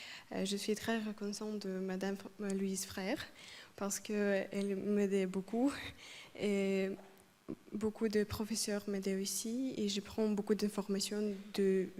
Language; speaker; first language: French; non-native, learner; Ukrainian